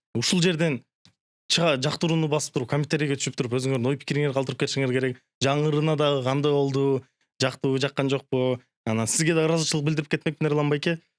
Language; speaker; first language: Kyrgyz; non-native, local second language; Russian